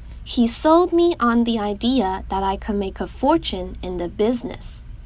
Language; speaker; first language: English; non-native, fluent; Chinese